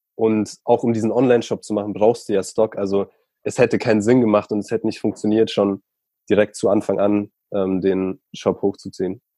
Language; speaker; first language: German; native; German